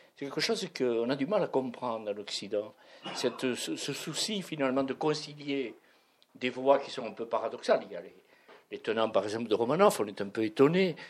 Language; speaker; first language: French; native; French